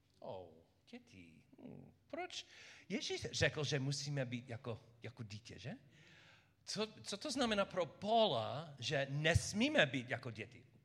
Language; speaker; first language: Czech; non-native, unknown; English